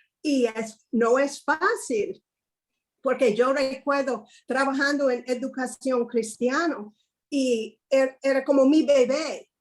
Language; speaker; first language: Spanish; non-native, fluent; English